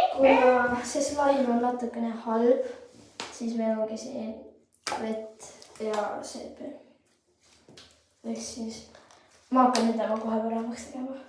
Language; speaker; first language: Estonian; early bilingual, heritage; Estonian